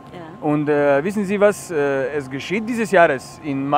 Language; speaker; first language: German; non-native, learner; Slovenian